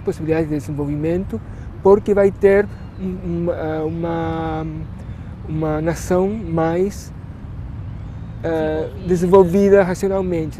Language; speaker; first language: Portuguese; native; Portuguese